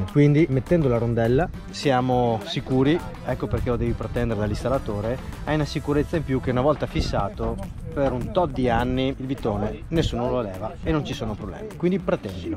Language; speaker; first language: Italian; native; Italian